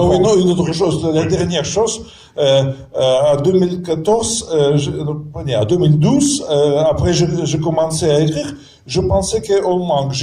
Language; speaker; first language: French; non-native, fluent; Russian